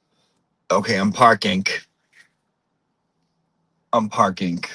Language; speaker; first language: English; native; English